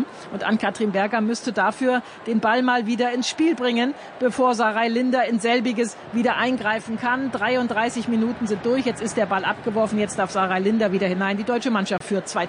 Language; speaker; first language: German; native; German